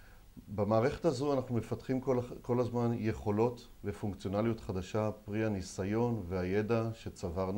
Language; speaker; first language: Hebrew; native; Hebrew